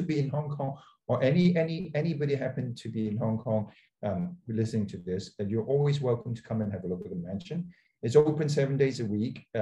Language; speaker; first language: English; non-native, local second language; Cantonese